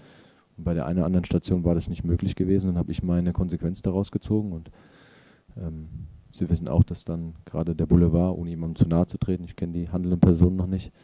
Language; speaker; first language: German; native; German